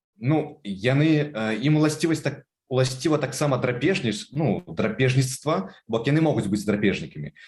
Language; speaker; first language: Belarusian; non-native, local second language; Russian